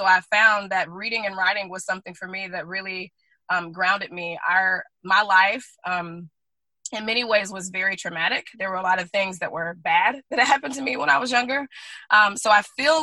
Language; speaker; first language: English; native; English